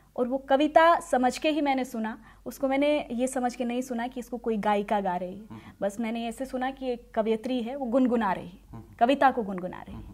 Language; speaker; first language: Hindi; native; Hindi